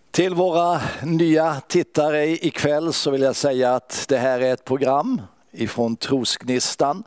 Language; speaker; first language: Swedish; native; Swedish